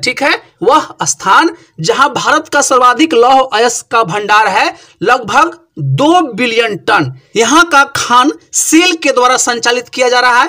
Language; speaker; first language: Hindi; native; Hindi